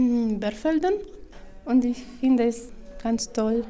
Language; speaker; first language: German; non-native, learner; Romanian